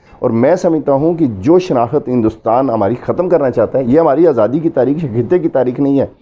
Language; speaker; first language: Urdu; non-native, local second language; Pahari-Potwari